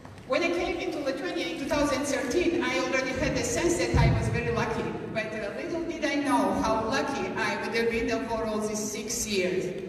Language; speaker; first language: English; non-native, fluent; Georgian